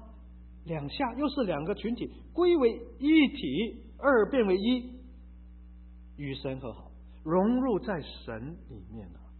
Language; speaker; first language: Chinese; native; Chinese